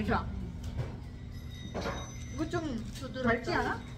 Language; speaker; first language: Korean; non-native, learner; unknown